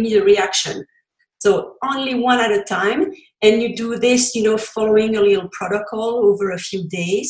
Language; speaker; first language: English; non-native, fluent; French